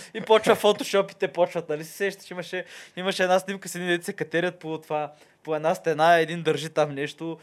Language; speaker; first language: Bulgarian; native; Bulgarian